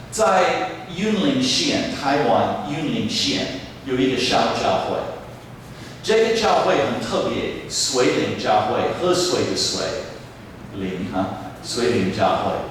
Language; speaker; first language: Chinese; non-native, fluent; English